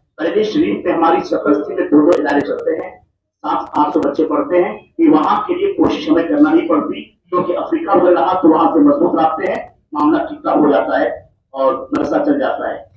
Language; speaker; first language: Urdu; native; Urdu